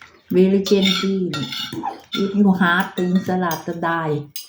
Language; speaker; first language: English; non-native, learner; Thai